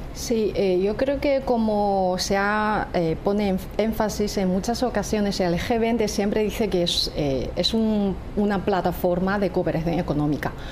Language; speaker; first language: Spanish; non-native, fluent; Chinese